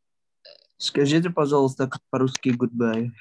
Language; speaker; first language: Russian; non-native, learner; Indonesian